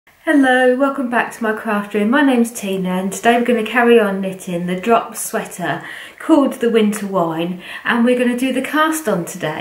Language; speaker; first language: English; native; English